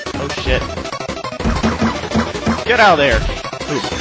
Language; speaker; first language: English; native; English